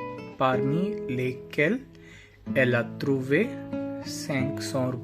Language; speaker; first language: French; non-native, learner; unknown